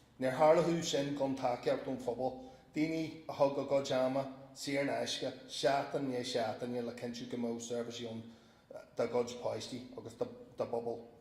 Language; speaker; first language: Irish; non-native, local second language; English